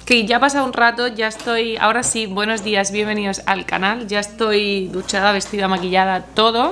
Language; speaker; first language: Spanish; native; Spanish